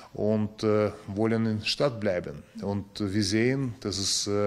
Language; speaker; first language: German; non-native, learner; Ukrainian